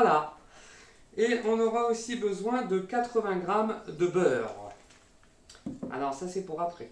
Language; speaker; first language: French; native; French